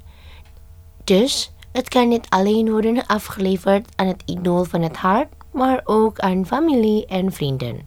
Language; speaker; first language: Dutch; non-native, fluent; Indonesian